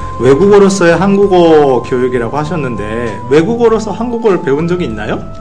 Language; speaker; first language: Korean; non-native, fluent; Japanese